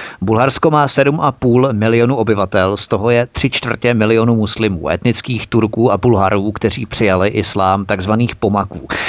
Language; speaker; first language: Czech; native; Czech